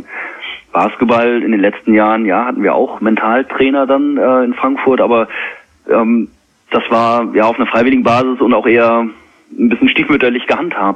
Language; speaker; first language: German; native; German